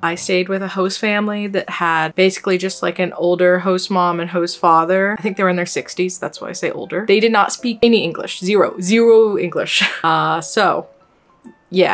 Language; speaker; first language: English; native; English